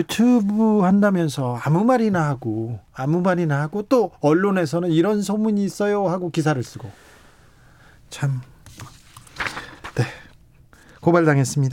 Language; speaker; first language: Korean; native; Korean